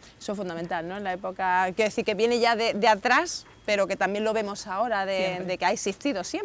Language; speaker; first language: Spanish; native; Spanish